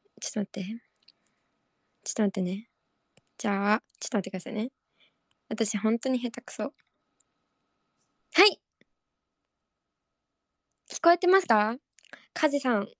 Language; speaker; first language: Japanese; native; Japanese